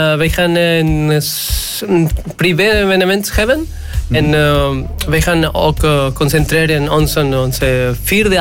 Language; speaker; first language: Dutch; non-native, learner; Spanish